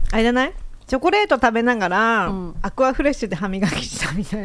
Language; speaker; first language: Japanese; native; Japanese